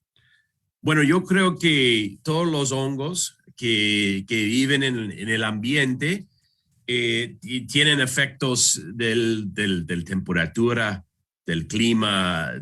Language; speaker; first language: Spanish; non-native, fluent; English